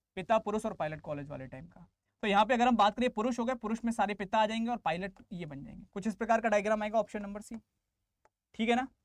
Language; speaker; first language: Hindi; native; Hindi